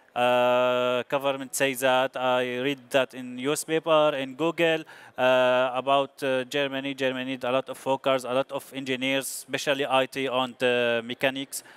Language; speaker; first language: English; non-native, learner; Arabic